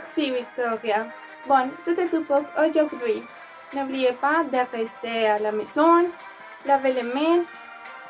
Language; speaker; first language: French; non-native, learner; Spanish